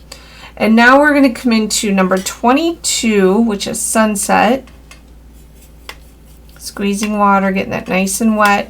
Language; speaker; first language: English; native; English